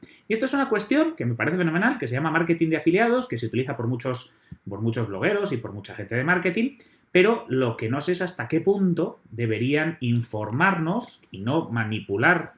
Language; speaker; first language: Spanish; native; Spanish